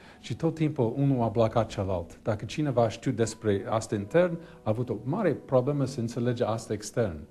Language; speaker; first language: Romanian; non-native, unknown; English